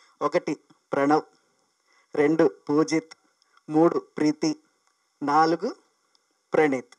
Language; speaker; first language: Telugu; native; Telugu